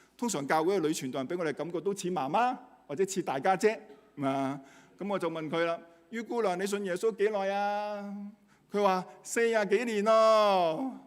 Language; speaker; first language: Cantonese; native; Cantonese